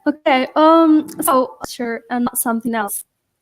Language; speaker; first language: English; non-native, fluent; Arabic